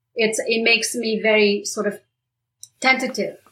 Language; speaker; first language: English; non-native, fluent; Romanian